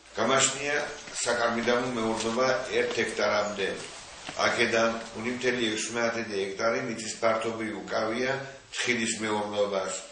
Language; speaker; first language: Georgian; non-native, local second language; Mingrelian